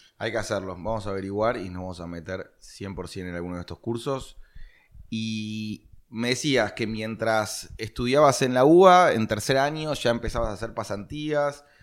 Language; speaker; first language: Spanish; native; Spanish